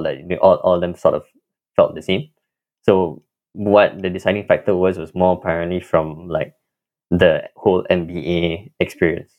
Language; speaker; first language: English; non-native, local second language; Malay